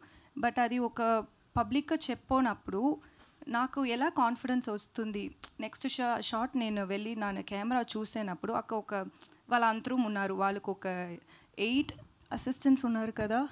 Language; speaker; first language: Telugu; non-native, learner; Tamil